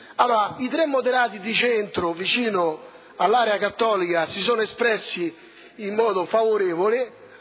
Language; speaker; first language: Italian; native; Italian